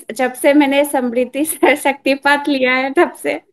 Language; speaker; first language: Hindi; non-native, local second language; Assamese